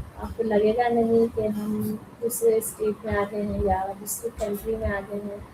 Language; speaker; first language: Urdu; native; Urdu